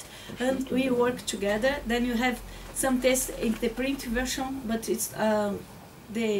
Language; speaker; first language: English; non-native, learner; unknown